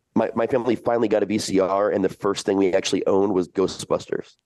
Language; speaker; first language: English; early bilingual, other home language; Italian